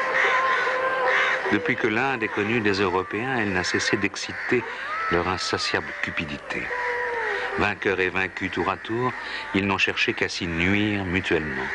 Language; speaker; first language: French; native; French